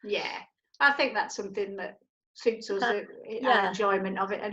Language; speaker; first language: English; native; English